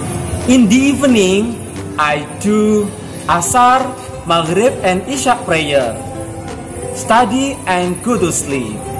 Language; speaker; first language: English; non-native, fluent; Indonesian